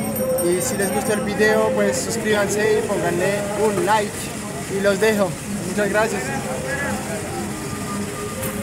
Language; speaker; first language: Spanish; non-native, fluent; French